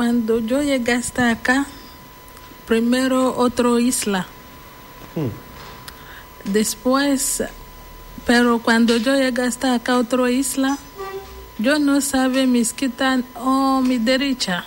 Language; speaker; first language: Spanish; non-native, learner; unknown